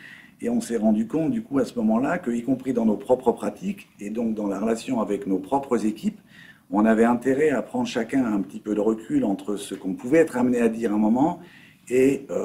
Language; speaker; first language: French; native; French